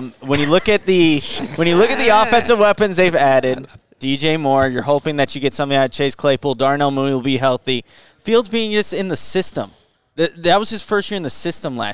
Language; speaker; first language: English; native; English